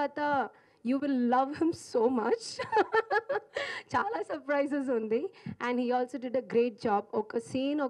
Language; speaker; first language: Telugu; non-native, learner; Malayalam